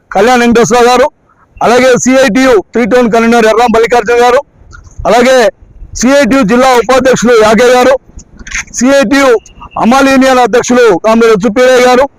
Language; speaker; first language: Telugu; native; Telugu